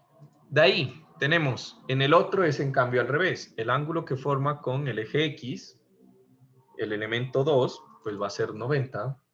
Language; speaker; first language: Spanish; native; Spanish